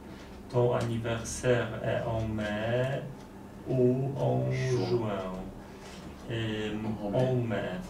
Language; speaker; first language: French; non-native, learner; Polish